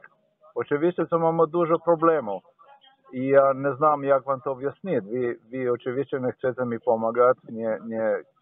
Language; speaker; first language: Polish; non-native, learner; Slovenian